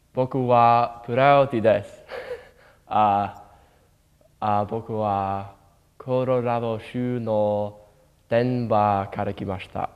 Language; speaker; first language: Japanese; non-native, learner; English